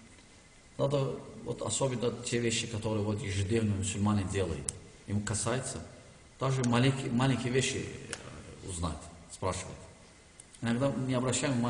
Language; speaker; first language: Russian; non-native, learner; Azerbaijani